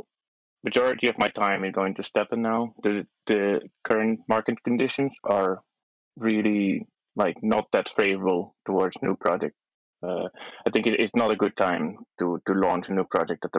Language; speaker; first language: English; non-native, fluent; Dutch